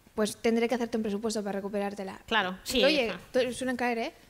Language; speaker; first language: Spanish; native; Spanish